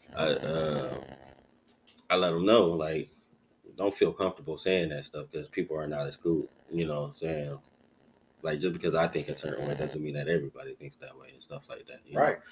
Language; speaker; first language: English; native; English